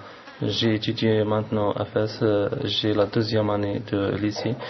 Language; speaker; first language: French; non-native, learner; Arabic